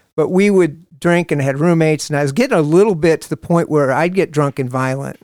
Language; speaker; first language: English; native; English